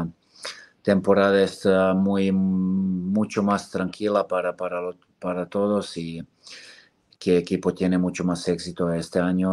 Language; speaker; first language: Spanish; non-native, fluent; Serbian